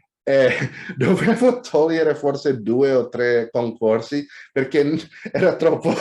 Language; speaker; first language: Italian; non-native, fluent; Indonesian